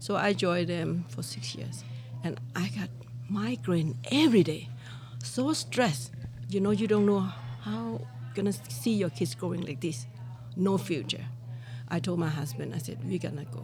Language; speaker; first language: English; non-native, learner; Lao